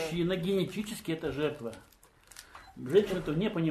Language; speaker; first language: Russian; native; Russian